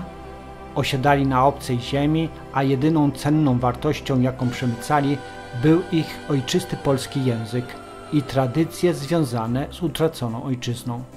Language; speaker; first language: Polish; native; Polish